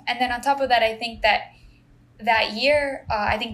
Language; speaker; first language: English; non-native, fluent; Spanish